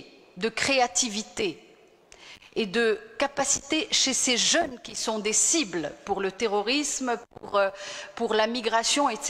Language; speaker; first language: French; non-native, local second language; Arabic